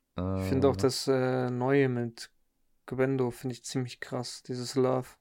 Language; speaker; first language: German; native; German